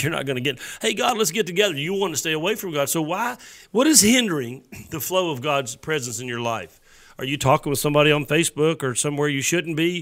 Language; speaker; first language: English; native; English